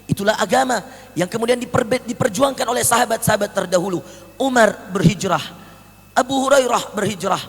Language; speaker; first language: Indonesian; native; Indonesian